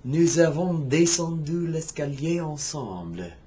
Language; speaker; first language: French; non-native, fluent; English